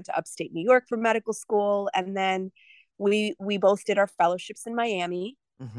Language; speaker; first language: English; native; English